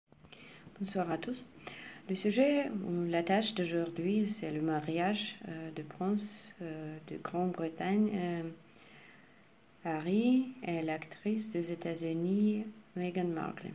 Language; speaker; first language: French; non-native, learner; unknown